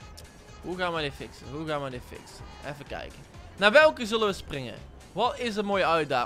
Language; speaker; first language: Dutch; native; Dutch